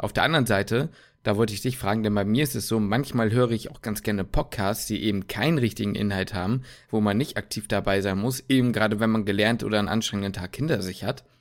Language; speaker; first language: German; native; German